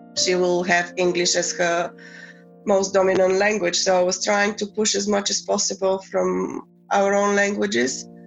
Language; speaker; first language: English; non-native, fluent; Bulgarian